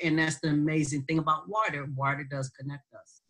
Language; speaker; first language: English; native; English